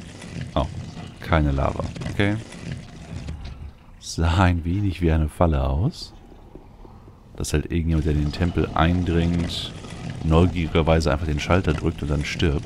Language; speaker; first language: German; native; German